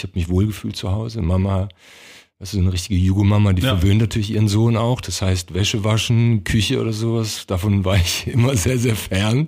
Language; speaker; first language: German; early bilingual, other home language; Croatian